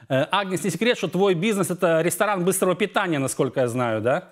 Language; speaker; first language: Russian; native; Russian